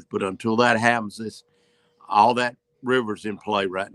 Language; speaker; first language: English; native; English